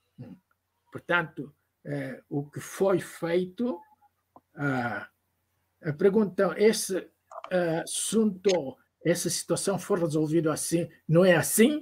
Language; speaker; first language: Portuguese; non-native, local second language; Kongo